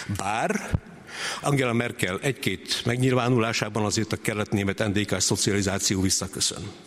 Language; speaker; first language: Hungarian; native; Hungarian